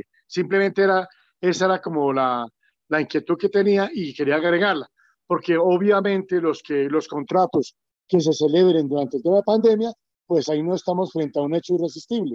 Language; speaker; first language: Spanish; native; Spanish